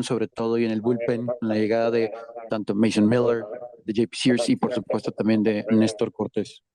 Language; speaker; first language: Spanish; native; Spanish